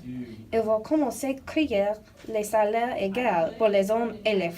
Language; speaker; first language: French; non-native, learner; English